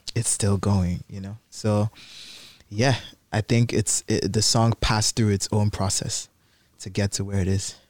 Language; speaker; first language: English; non-native, local second language; Igbo